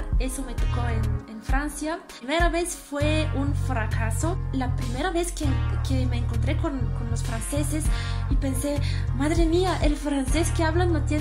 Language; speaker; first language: Spanish; non-native, fluent; Bulgarian